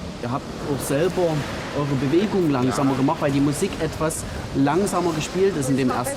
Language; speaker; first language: German; native; German